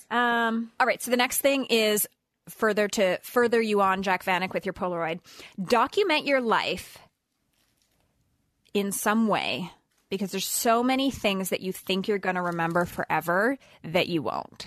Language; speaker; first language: English; native; English